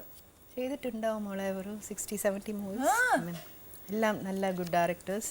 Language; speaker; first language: Malayalam; non-native, fluent; Telugu